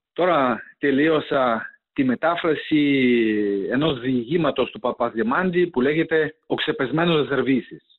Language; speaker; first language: Greek; non-native, fluent; Ukrainian